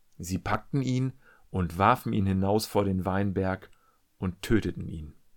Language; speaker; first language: German; native; German